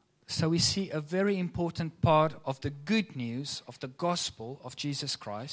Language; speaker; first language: English; native; English